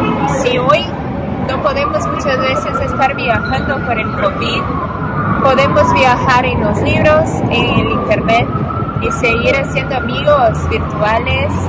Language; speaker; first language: Spanish; non-native, fluent; Portuguese